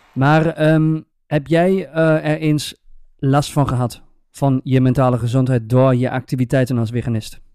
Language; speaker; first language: Dutch; native; Dutch